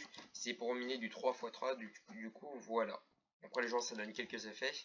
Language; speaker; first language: French; native; French